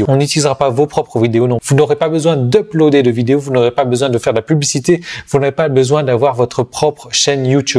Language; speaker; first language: French; native; French